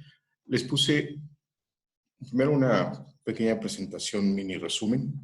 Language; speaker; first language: Spanish; native; Spanish